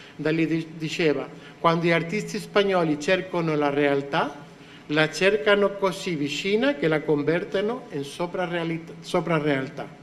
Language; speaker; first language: Italian; non-native, fluent; Spanish